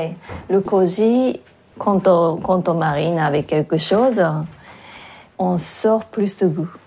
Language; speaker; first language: French; non-native, fluent; Japanese